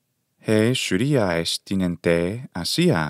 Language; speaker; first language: Greek; non-native, fluent; English